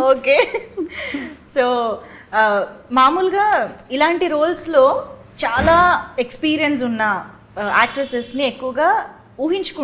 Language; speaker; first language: Telugu; native; Telugu